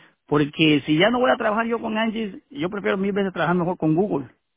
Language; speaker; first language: Spanish; native; Spanish